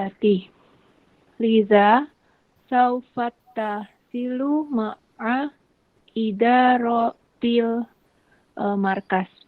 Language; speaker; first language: Arabic; non-native, learner; Indonesian